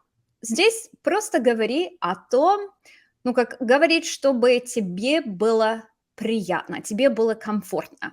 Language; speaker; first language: Russian; non-native, fluent; English